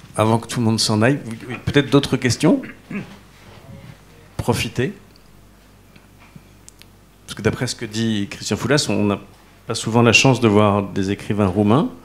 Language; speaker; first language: French; native; French